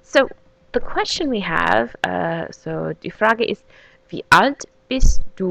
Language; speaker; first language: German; non-native, fluent; English